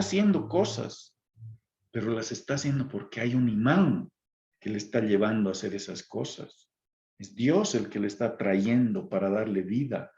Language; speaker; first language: Spanish; native; Spanish